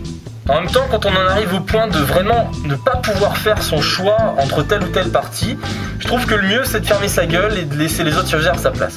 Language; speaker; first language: French; native; French